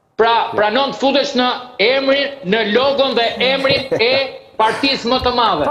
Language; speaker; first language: Albanian; native; Albanian